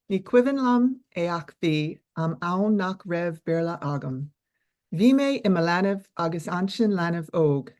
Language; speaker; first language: Irish; non-native, learner; English